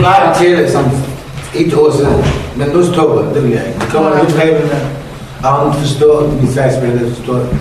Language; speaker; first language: Danish; non-native, learner; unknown